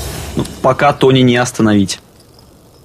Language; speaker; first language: Russian; native; Russian